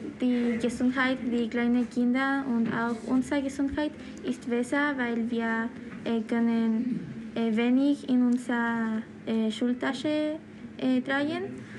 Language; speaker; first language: German; non-native, learner; Spanish